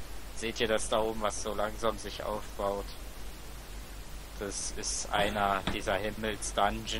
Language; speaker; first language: German; native; German